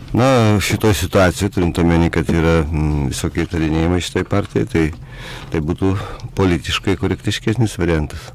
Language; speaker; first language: Lithuanian; native; Lithuanian